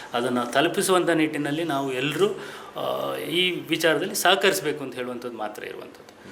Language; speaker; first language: Kannada; non-native, local second language; Kodava